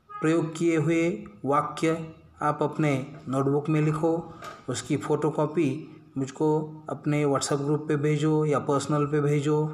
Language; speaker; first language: Hindi; non-native, local second language; Marathi